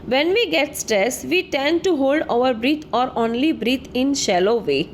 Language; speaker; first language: English; non-native, local second language; Gujarati